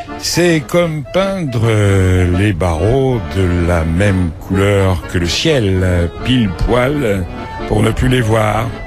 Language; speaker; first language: French; native; French